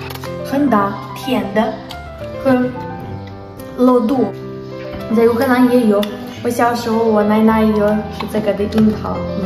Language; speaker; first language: Chinese; non-native, learner; Ukrainian